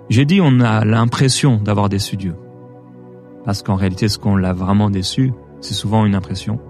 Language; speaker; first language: French; native; French